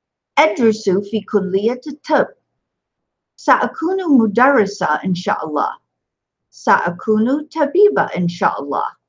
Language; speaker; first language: Arabic; non-native, fluent; English